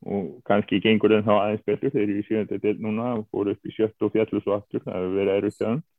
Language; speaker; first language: Icelandic; native; Icelandic